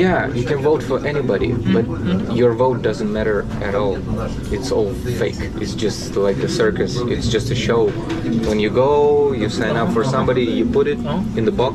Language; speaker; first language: English; non-native, fluent; Russian